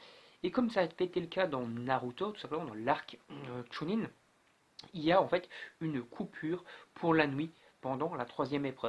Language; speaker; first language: French; native; French